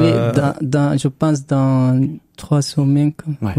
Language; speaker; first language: French; non-native, learner; Arabic